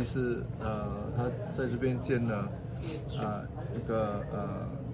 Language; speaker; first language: Chinese; non-native, learner; English